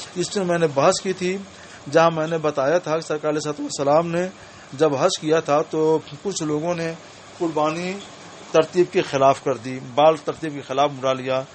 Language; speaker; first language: Urdu; native; Urdu